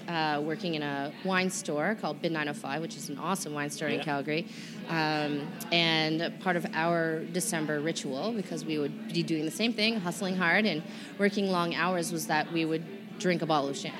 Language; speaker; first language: English; native; English